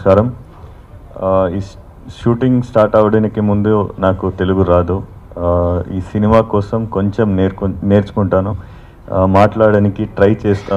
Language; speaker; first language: Telugu; non-native, learner; Kannada